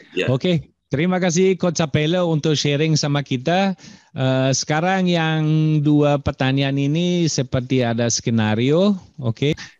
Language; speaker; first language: Indonesian; non-native, fluent; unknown